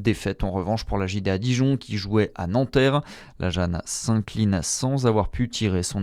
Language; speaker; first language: French; native; French